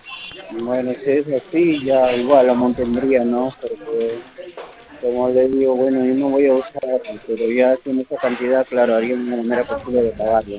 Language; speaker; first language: Spanish; native; Spanish